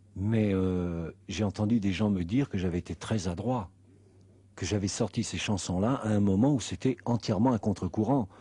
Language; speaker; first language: French; non-native, fluent; Spanish